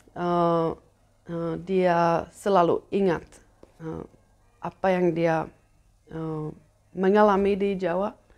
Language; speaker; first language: Indonesian; non-native, fluent; Czech